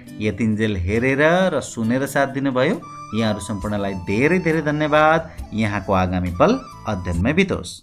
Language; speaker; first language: Nepali; native; Nepali